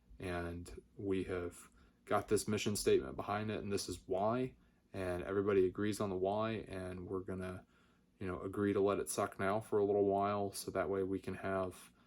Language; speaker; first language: English; native; English